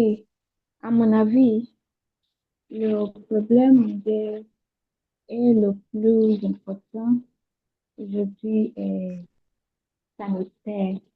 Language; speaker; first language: French; non-native, learner; Yoruba